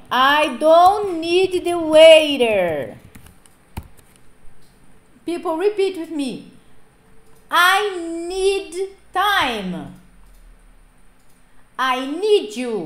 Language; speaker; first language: English; non-native, fluent; Portuguese